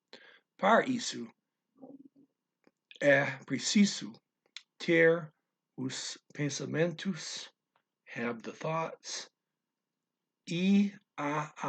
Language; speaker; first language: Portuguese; non-native, learner; English